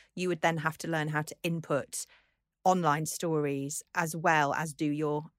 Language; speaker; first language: English; native; English